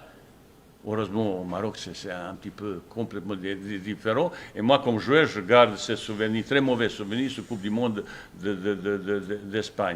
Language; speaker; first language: French; non-native, fluent; Bosnian